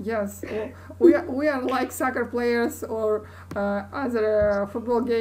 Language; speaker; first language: English; non-native, learner; Kazakh